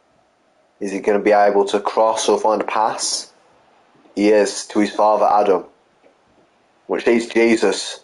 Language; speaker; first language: English; native; English